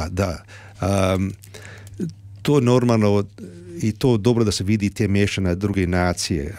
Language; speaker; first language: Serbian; early bilingual, heritage; Serbian